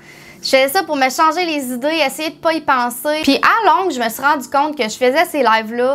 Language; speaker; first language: French; native; French